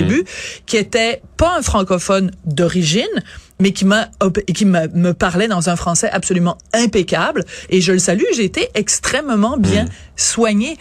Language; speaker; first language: French; native; French